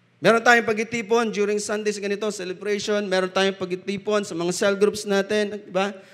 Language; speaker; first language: Filipino; non-native, local second language; Bikol